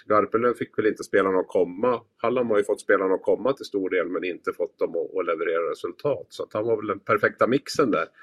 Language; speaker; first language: Swedish; native; Swedish